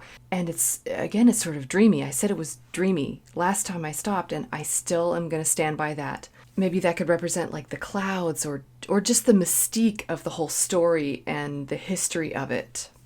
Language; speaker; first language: English; native; English